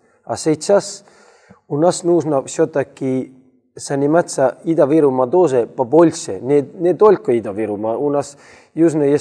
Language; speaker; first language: Russian; non-native, learner; Estonian